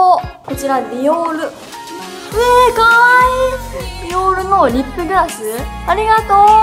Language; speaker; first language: Japanese; native; Japanese